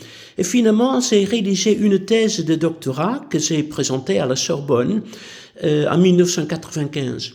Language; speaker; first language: French; non-native, fluent; Dutch